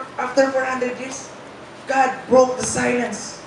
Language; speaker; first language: English; non-native, local second language; Filipino